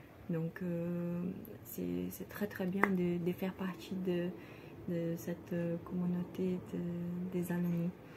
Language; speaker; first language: French; non-native, fluent; Portuguese